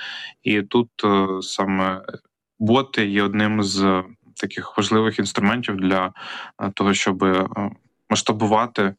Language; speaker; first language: Ukrainian; native; Ukrainian